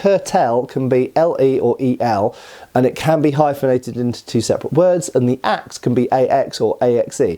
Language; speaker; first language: English; native; English